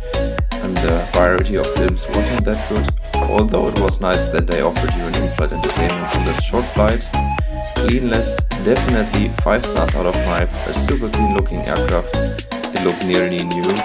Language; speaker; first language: English; non-native, fluent; German